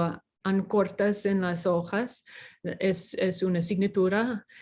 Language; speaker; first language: Spanish; non-native, fluent; English